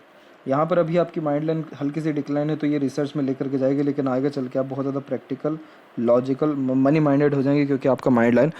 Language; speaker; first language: Hindi; native; Hindi